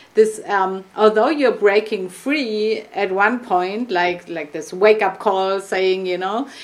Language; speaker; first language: English; non-native, fluent; German